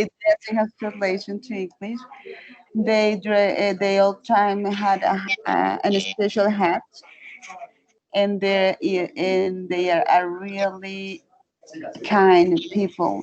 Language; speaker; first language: English; non-native, fluent; Spanish